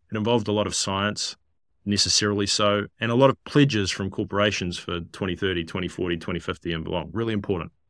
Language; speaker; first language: English; native; English